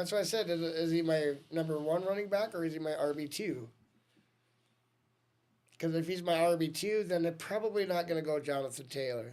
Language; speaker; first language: English; native; English